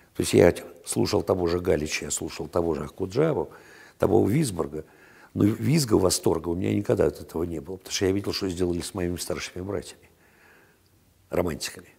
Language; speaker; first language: Russian; native; Russian